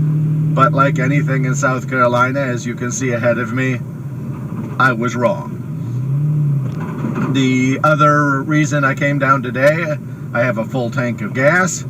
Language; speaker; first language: English; native; English